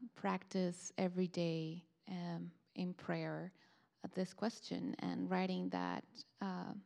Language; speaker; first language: English; non-native, fluent; Spanish